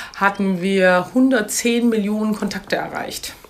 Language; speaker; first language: German; native; German